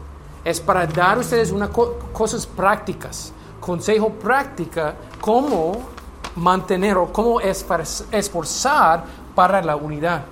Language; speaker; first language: Spanish; non-native, learner; English